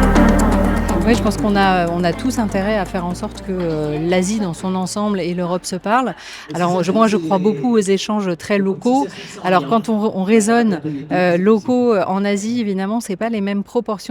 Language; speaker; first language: French; native; French